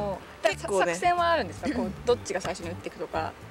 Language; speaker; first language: Japanese; native; Japanese